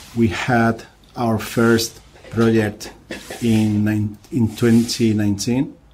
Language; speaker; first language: English; non-native, fluent; Spanish